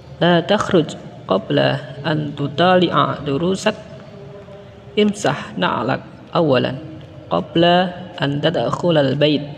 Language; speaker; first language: Arabic; non-native, learner; Indonesian